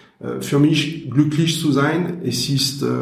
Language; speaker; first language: German; non-native, learner; French